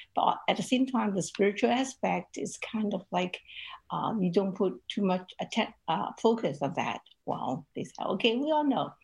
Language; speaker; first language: English; non-native, local second language; Cantonese